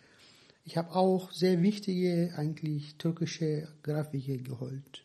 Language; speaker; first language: German; non-native, fluent; Turkish